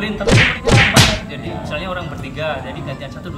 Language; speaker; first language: Indonesian; native; Indonesian